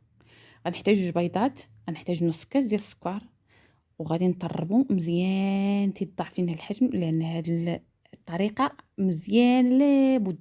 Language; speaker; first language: Arabic; native; Arabic